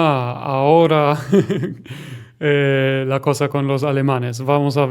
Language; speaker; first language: Spanish; non-native, fluent; German